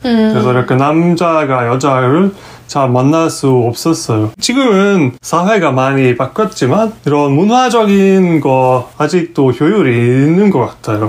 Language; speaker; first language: Korean; non-native, fluent; Hungarian